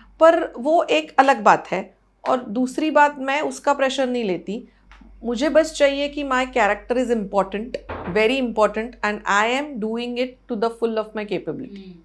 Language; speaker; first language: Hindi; non-native, local second language; Marathi